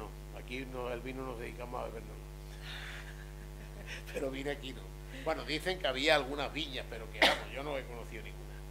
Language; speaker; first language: Spanish; native; Spanish